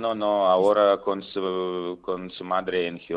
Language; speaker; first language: Spanish; non-native, learner; Belarusian